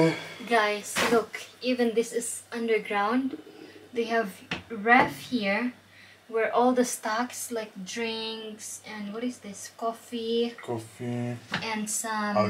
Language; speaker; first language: English; non-native, local second language; Cebuano